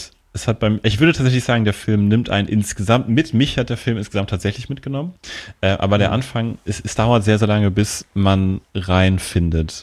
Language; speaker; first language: German; native; German